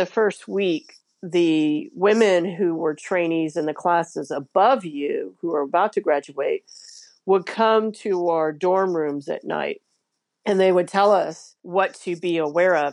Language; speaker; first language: English; native; English